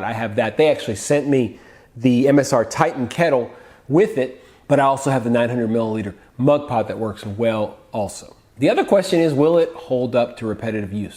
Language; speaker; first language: English; native; English